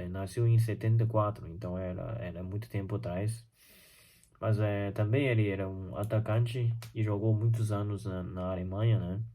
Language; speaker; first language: Portuguese; non-native, fluent; Chinese